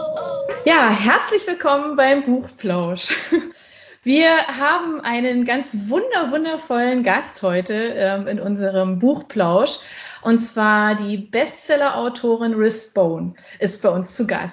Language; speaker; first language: German; native; German